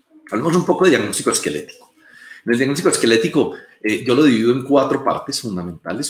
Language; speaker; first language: Spanish; native; Spanish